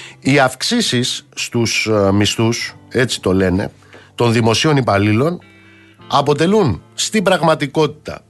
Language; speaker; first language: Greek; native; Greek